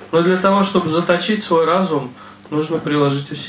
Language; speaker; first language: Russian; native; Russian